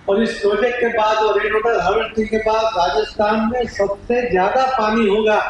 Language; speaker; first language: Hindi; non-native, local second language; Gujarati